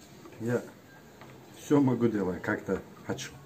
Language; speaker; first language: Russian; non-native, learner; Turkish